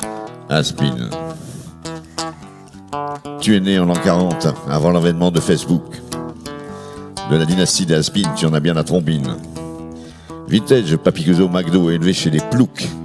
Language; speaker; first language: French; native; French